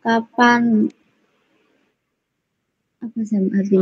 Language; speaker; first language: Korean; non-native, learner; Indonesian